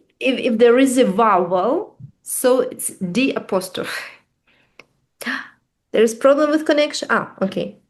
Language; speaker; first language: English; non-native, fluent; Russian